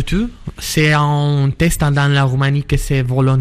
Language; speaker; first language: French; non-native, learner; Romanian